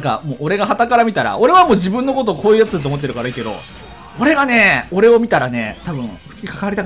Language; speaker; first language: Japanese; native; Japanese